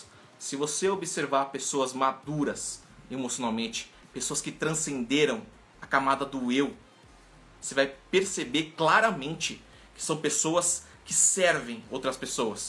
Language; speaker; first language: Portuguese; native; Portuguese